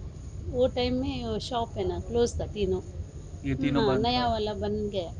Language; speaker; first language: Hindi; non-native, local second language; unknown